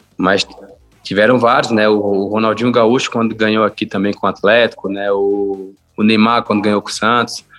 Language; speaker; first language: Portuguese; native; Portuguese